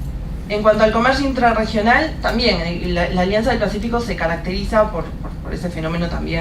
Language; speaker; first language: Spanish; native; Spanish